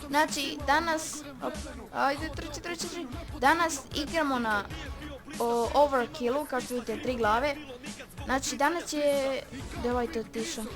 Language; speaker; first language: Croatian; native; Croatian